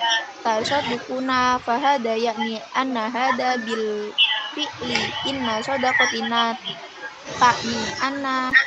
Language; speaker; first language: Arabic; non-native, learner; Indonesian